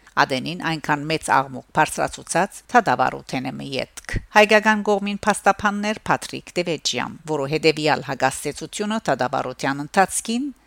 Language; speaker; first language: Armenian; early bilingual, heritage; Armenian